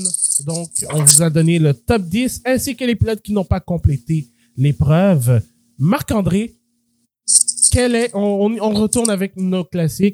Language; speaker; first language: French; native; French